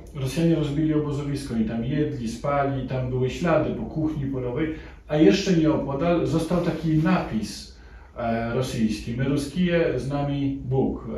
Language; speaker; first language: Polish; native; Polish